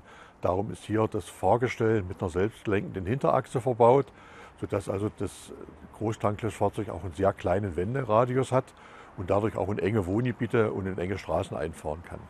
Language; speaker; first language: German; native; German